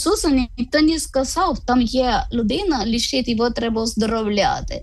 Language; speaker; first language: Ukrainian; non-native, learner; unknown